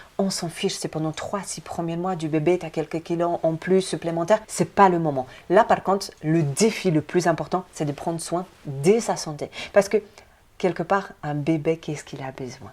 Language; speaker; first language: French; non-native, fluent; Polish